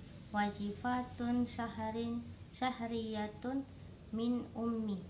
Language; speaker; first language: Arabic; non-native, learner; Indonesian